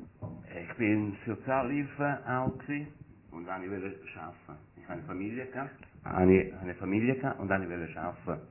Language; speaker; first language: German; non-native, learner; Italian